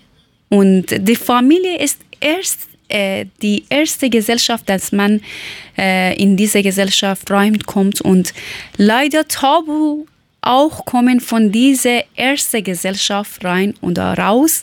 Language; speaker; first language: German; non-native, learner; Persian